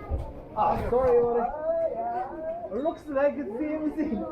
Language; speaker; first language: English; non-native, learner; Chinese